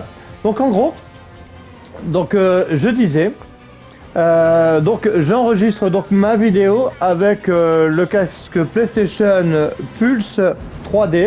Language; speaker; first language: French; native; French